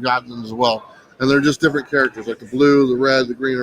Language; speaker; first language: English; native; English